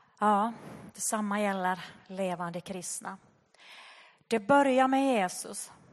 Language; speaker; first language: Swedish; native; Swedish